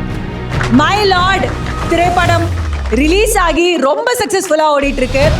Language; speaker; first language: Tamil; native; Tamil